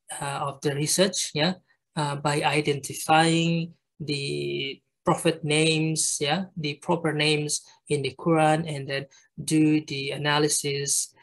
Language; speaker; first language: English; non-native, fluent; Indonesian